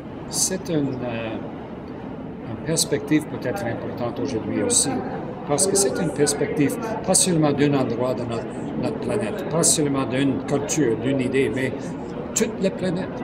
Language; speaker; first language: French; non-native, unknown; English